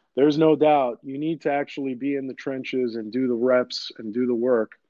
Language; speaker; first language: English; early bilingual, other home language; Greek